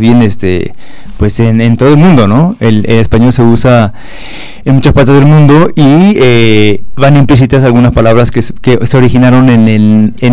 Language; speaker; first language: Spanish; non-native, local second language; Nahuatl languages